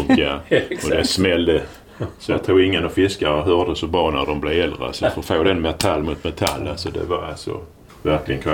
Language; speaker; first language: Swedish; native; Swedish